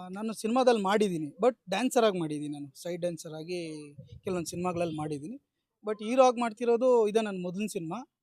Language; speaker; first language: Kannada; native; Kannada